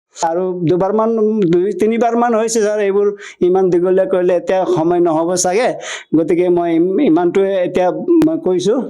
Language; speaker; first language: Assamese; non-native, local second language; Nepali